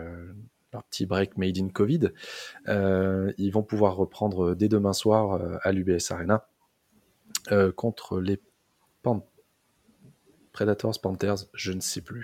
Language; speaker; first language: French; native; French